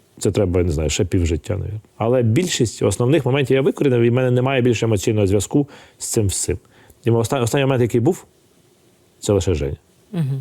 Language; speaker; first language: Ukrainian; non-native, local second language; Russian